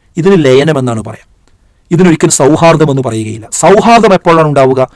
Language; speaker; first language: Malayalam; native; Malayalam